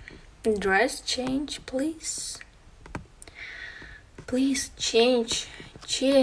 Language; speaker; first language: English; non-native, learner; Russian